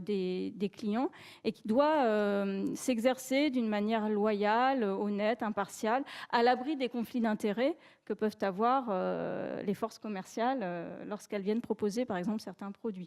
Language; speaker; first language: French; native; French